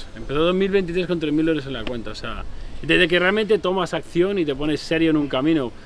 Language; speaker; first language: Spanish; native; Spanish